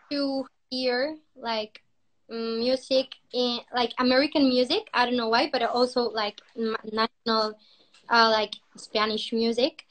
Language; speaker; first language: English; non-native, learner; Spanish